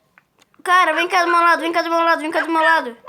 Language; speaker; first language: Portuguese; native; Portuguese